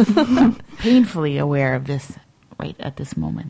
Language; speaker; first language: English; native; English